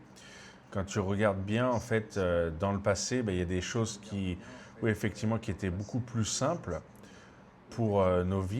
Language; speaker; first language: French; native; French